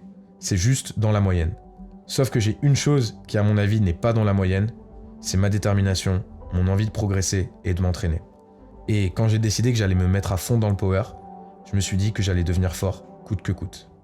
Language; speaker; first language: French; native; French